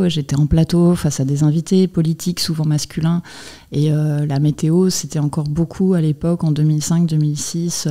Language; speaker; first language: French; native; French